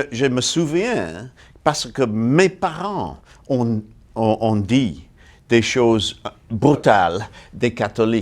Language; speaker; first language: French; non-native, fluent; English